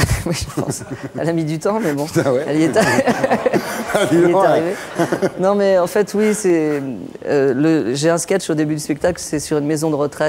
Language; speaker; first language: French; native; French